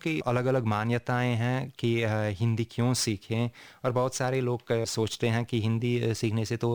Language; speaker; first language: Hindi; non-native, fluent; Hungarian